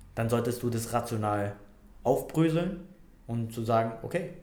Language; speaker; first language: German; non-native, fluent; Vietnamese